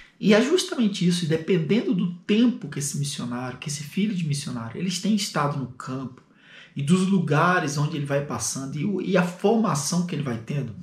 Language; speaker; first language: Portuguese; native; Portuguese